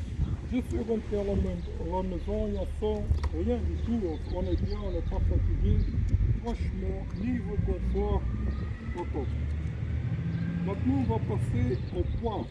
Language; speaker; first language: French; non-native, fluent; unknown